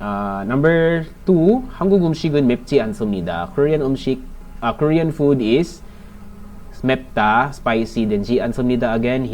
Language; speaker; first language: Korean; non-native, learner; Filipino